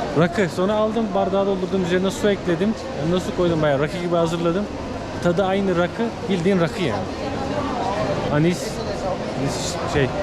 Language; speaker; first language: Turkish; native; Turkish